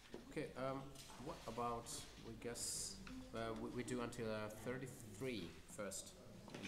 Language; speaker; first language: English; non-native, fluent; Hungarian